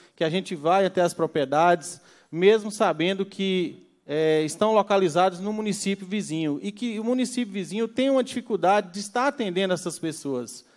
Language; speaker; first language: Portuguese; native; Portuguese